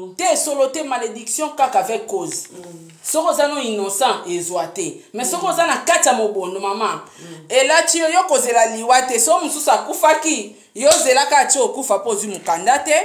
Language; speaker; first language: Lingala; non-native, local second language; Mongo